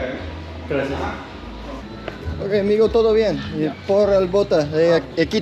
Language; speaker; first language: Spanish; non-native, learner; English